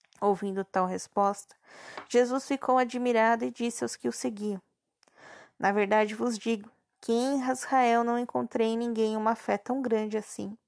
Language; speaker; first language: Portuguese; native; Portuguese